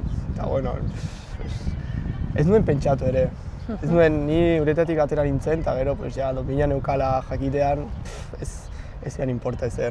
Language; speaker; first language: Basque; non-native, local second language; Spanish